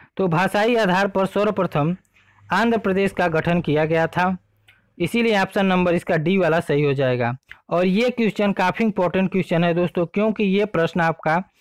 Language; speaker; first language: Hindi; native; Hindi